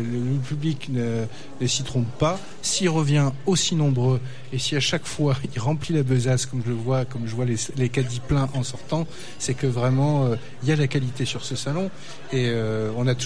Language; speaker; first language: French; native; French